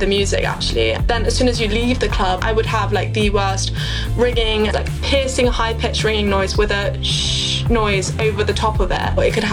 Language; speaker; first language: English; native; English